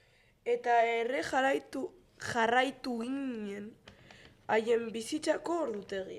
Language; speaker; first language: Basque; non-native, local second language; Spanish